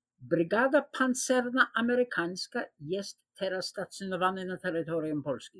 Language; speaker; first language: Polish; non-native, fluent; English